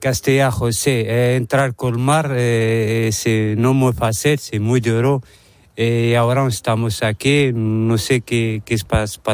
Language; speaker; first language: Spanish; non-native, learner; Arabic